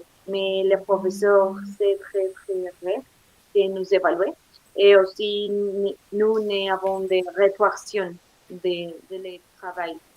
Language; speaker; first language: French; non-native, learner; Spanish